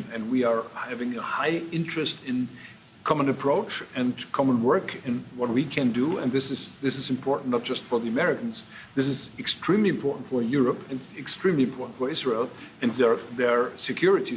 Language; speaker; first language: English; non-native, fluent; German